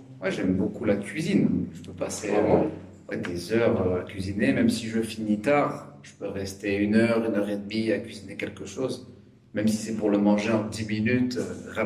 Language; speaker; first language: French; native; French